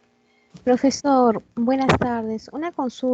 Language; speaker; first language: Spanish; native; Spanish